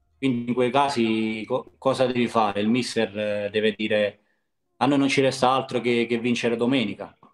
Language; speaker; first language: Italian; native; Italian